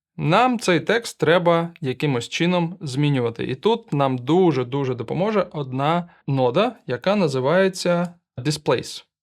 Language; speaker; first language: Ukrainian; non-native, local second language; Russian